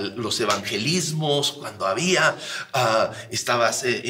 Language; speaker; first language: Spanish; native; Spanish